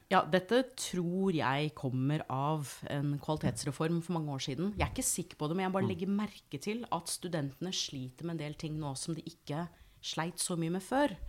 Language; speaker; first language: Norwegian; non-native, fluent; English